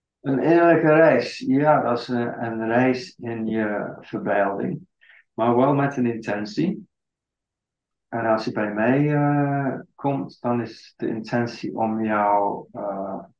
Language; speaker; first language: Dutch; non-native, fluent; English